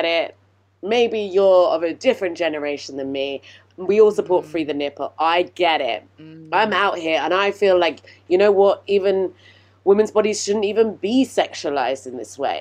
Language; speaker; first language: English; native; English